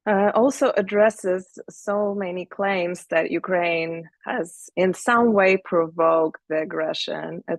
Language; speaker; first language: English; non-native, fluent; Ukrainian